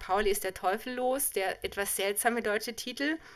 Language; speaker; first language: German; native; German